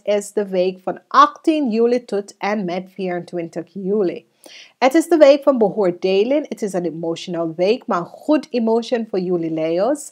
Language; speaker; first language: Dutch; non-native, fluent; English